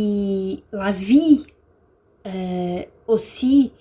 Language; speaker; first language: French; non-native, learner; Portuguese